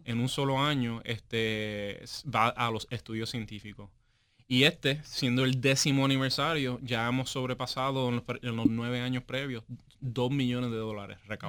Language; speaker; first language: Spanish; native; Spanish